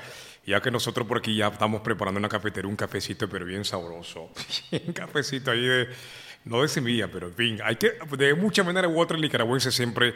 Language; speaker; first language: Spanish; native; Spanish